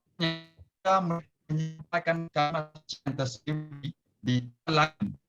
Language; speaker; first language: Malay; non-native, local second language; Chinese